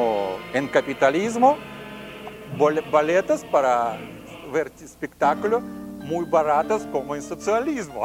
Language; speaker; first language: Spanish; non-native, learner; Russian